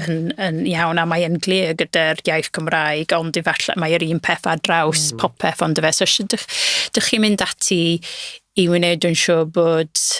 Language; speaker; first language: Welsh; non-native, local second language; English